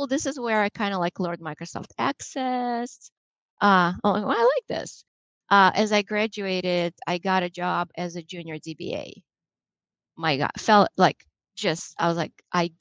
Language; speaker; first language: English; non-native, fluent; Russian